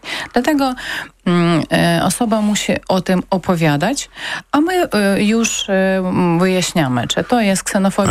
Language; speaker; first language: Polish; non-native, learner; Ukrainian